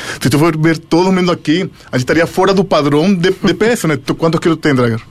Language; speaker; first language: Portuguese; non-native, fluent; Spanish